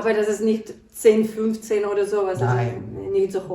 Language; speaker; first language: German; non-native, learner; Ukrainian